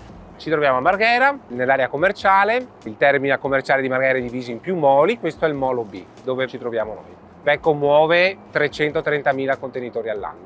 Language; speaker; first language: Italian; native; Italian